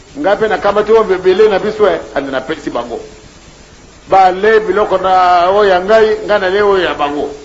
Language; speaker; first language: Lingala; non-native, local second language; Kongo